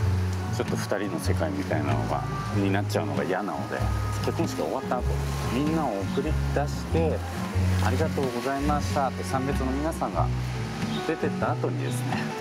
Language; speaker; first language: Japanese; native; Japanese